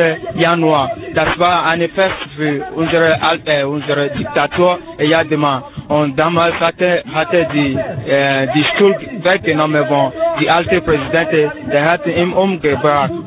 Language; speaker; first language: German; non-native, learner; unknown